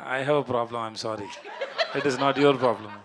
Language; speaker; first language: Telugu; non-native, learner; Tamil